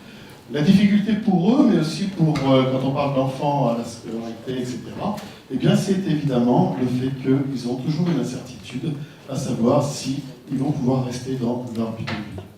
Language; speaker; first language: French; native; French